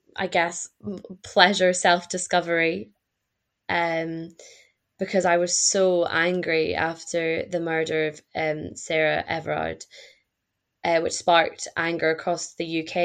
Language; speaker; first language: English; native; English